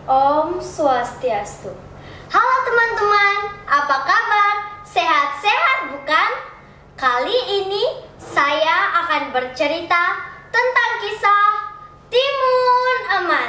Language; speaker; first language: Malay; non-native, local second language; Balinese